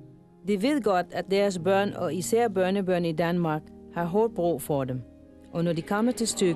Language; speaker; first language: Danish; non-native, fluent; Filipino